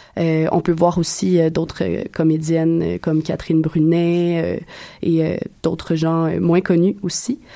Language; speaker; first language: French; native; French